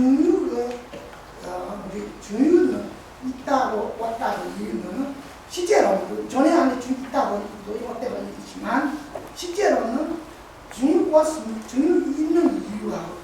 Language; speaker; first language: Korean; non-native, learner; Tibetan